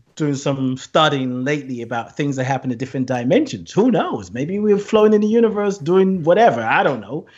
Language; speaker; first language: English; non-native, local second language; Yoruba